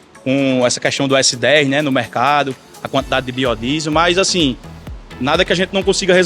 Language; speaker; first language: Portuguese; native; Portuguese